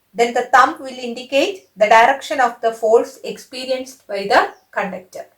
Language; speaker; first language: English; non-native, local second language; Malayalam